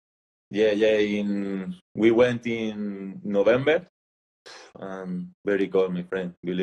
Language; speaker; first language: English; non-native, learner; Spanish